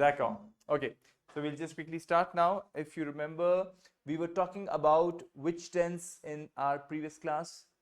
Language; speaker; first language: English; non-native, local second language; Hindi